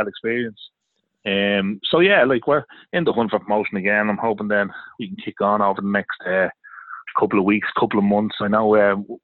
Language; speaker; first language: English; native; English